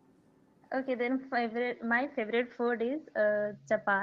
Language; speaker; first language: English; non-native, learner; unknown